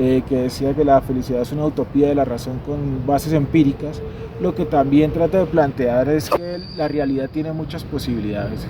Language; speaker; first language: Spanish; native; Spanish